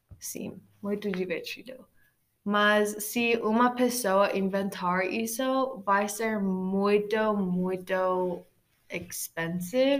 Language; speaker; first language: Portuguese; non-native, learner; English